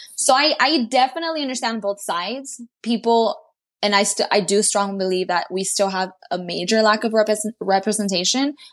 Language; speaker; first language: English; early bilingual, other home language; Spanish